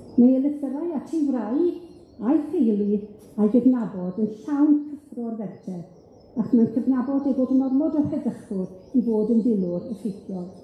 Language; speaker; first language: Welsh; native; Welsh